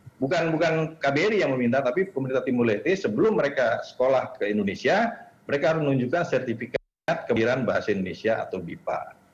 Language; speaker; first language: Indonesian; native; Indonesian